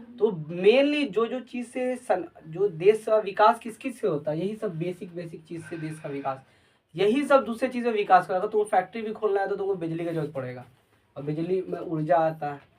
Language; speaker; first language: Hindi; native; Hindi